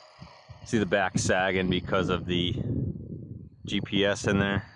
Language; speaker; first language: English; native; English